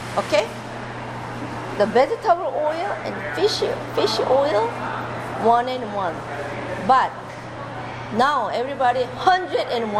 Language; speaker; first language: English; non-native, learner; Korean